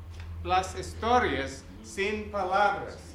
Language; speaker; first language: Spanish; non-native, learner; English